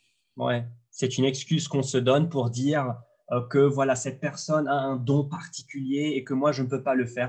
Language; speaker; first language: French; non-native, local second language; Arabic